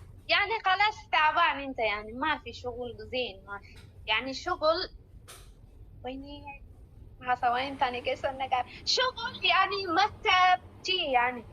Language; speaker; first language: Arabic; non-native, learner; Oromo